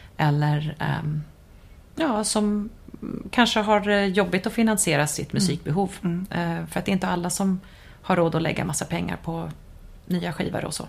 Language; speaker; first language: Swedish; native; Swedish